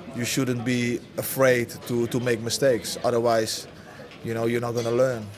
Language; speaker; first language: English; early bilingual, other home language; Dutch